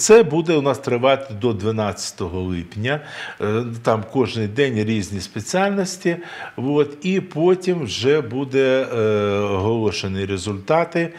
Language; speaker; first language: Ukrainian; native; Ukrainian